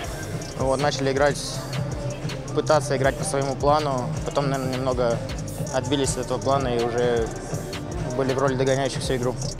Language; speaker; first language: Russian; native; Russian